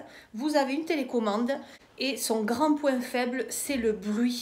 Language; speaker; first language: French; native; French